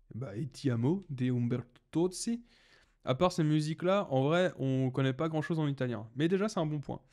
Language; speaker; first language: French; native; French